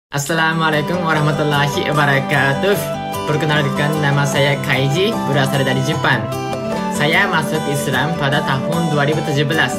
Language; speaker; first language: Indonesian; non-native, fluent; Japanese